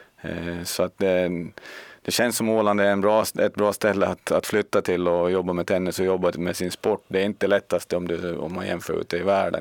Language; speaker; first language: Swedish; native; Swedish